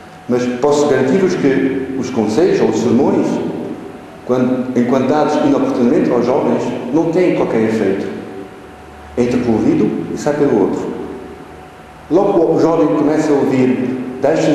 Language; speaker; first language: Portuguese; native; Portuguese